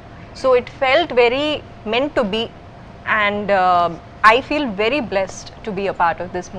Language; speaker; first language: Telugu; early bilingual, heritage; Kannada